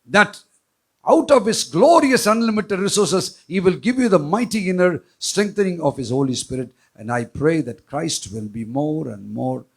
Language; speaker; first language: English; non-native, local second language; Tamil